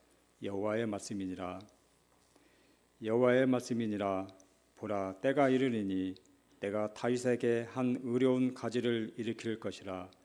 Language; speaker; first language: Korean; native; Korean